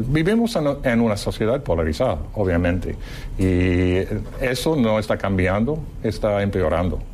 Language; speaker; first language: Spanish; non-native, fluent; English